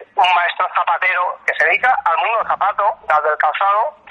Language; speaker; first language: Spanish; native; Spanish